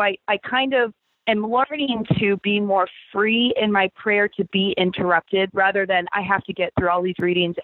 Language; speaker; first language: English; native; English